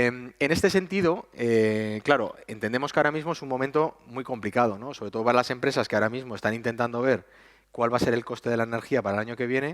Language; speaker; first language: Spanish; native; Spanish